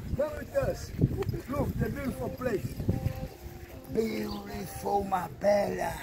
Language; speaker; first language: English; non-native, learner; Portuguese